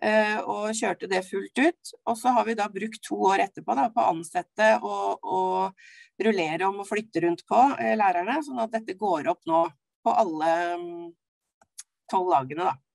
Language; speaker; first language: Norwegian; native; Norwegian